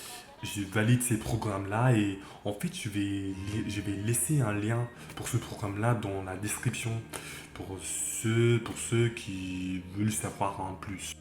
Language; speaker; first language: French; non-native, fluent; English